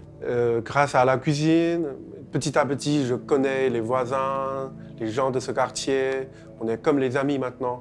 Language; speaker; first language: French; non-native, fluent; Chinese